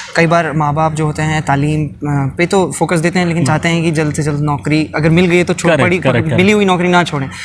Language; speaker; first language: Hindi; non-native, local second language; Urdu